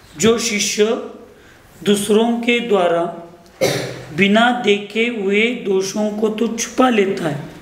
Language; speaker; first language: Hindi; non-native, local second language; Marathi